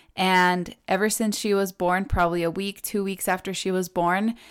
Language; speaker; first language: English; early bilingual, other home language; Spanish